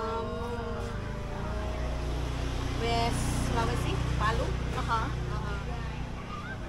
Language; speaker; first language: English; non-native, learner; Indonesian